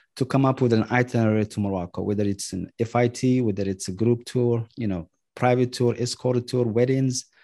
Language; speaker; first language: English; non-native, fluent; Arabic